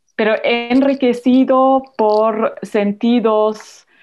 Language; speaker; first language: Spanish; non-native, fluent; German